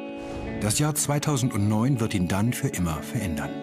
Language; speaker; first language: German; native; German